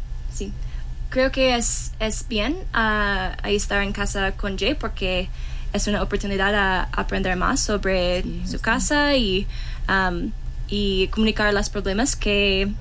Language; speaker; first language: Spanish; non-native, learner; English